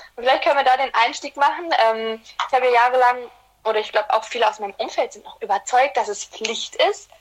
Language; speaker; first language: German; early bilingual, other home language; Turkish